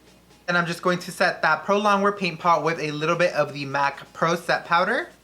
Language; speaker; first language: English; native; English